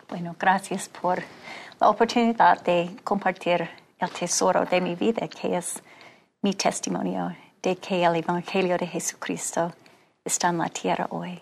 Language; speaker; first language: Spanish; non-native, fluent; English